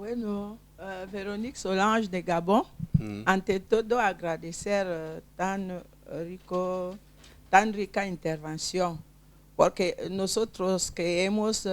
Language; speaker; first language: Spanish; non-native, fluent; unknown